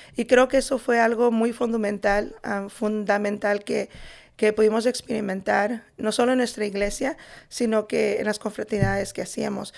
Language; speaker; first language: Spanish; early bilingual, heritage; Spanish